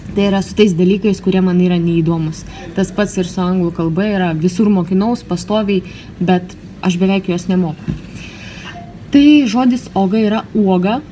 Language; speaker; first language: Lithuanian; non-native, local second language; Russian